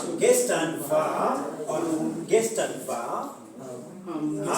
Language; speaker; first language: German; non-native, learner; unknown